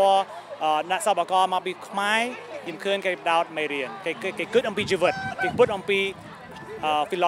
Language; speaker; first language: Khmer; early bilingual, heritage; Khmer